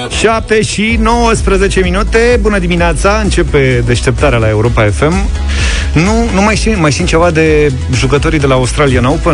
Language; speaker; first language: Romanian; native; Romanian